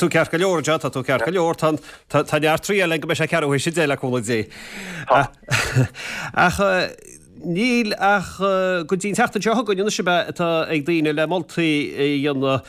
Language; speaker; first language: Irish; native; Irish